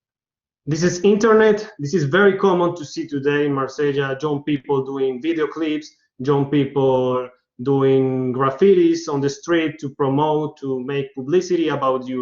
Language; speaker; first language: English; non-native, learner; Spanish